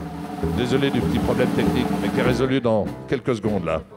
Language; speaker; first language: French; native; French